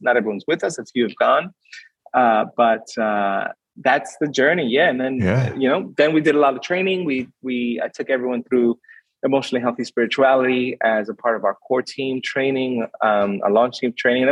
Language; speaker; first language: English; native; English